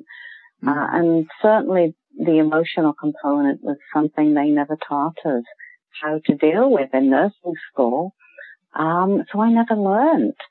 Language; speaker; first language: English; native; English